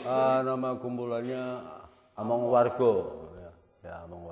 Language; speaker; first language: Indonesian; non-native, local second language; Javanese